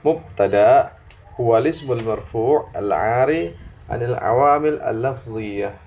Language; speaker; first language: Arabic; non-native, fluent; Indonesian